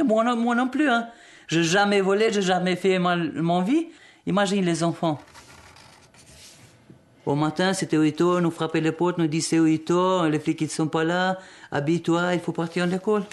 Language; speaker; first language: French; non-native, learner; Albanian